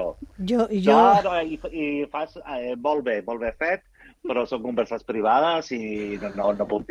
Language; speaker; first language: Catalan; non-native, local second language; Spanish